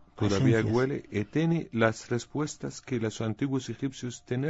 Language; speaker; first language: Spanish; non-native, learner; Arabic